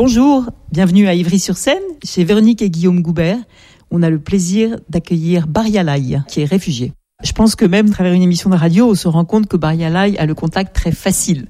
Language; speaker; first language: French; native; French